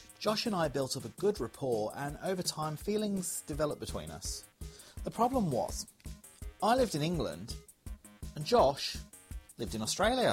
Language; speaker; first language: English; native; English